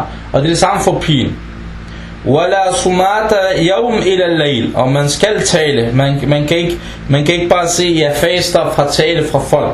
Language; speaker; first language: Danish; non-native, fluent; Arabic